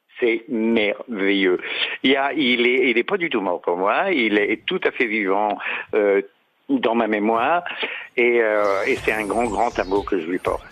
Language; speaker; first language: French; native; French